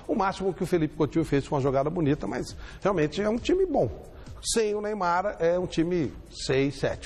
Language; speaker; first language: Portuguese; native; Portuguese